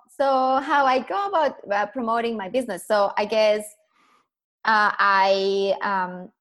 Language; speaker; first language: English; non-native, fluent; Spanish